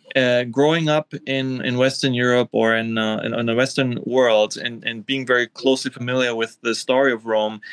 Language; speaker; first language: English; non-native, fluent; German